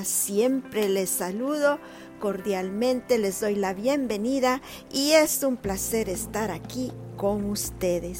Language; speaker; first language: Spanish; native; Spanish